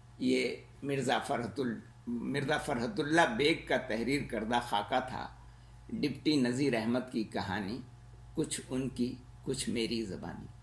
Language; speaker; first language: Urdu; native; Urdu